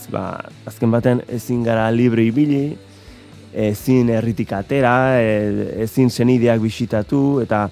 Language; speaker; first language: Basque; native; Basque